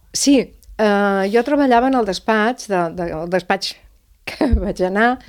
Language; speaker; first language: Catalan; non-native, local second language; Spanish